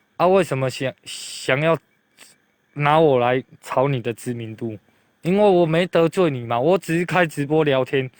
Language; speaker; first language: Chinese; native; Chinese